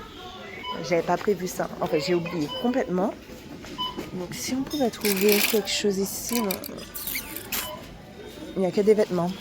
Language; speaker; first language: French; native; French